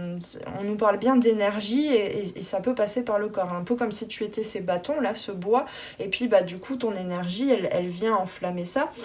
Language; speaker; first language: French; native; French